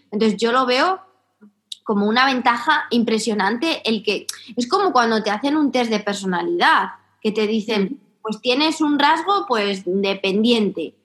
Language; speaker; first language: Spanish; native; Spanish